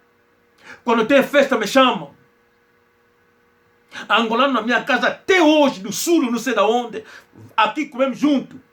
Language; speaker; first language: Portuguese; non-native, local second language; Kongo